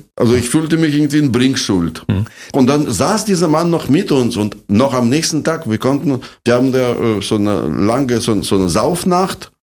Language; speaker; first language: German; non-native, fluent; Russian